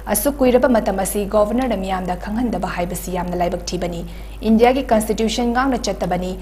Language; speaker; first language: Manipuri; native; Manipuri